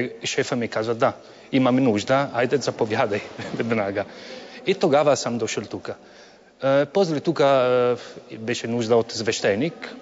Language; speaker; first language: Bulgarian; non-native, learner; Italian